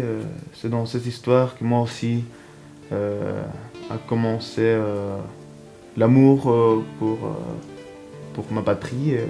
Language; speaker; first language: French; early bilingual, other home language; Spanish